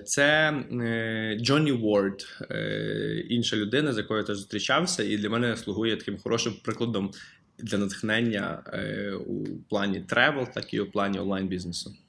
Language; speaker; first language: Ukrainian; native; Ukrainian